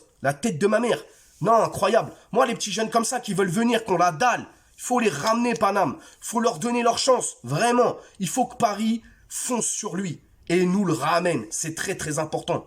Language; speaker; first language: French; native; French